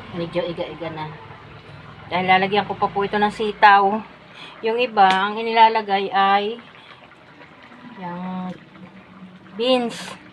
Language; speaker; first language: Filipino; native; Filipino